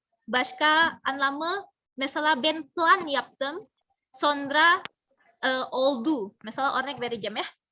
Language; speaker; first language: Turkish; non-native, fluent; Indonesian